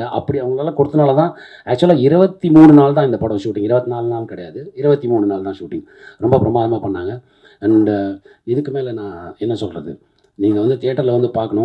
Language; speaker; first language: Tamil; native; Tamil